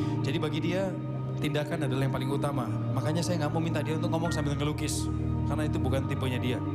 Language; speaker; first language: Indonesian; native; Indonesian